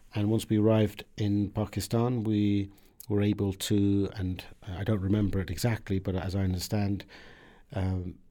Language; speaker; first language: English; early bilingual, other home language; Persian